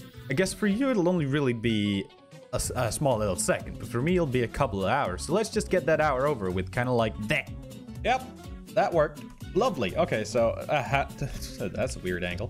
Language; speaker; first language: English; native; English